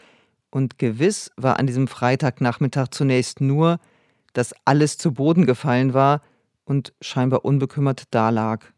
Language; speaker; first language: German; native; German